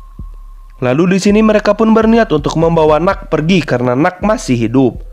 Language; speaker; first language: Indonesian; native; Indonesian